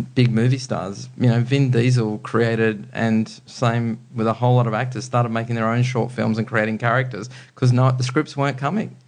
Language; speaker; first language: English; native; English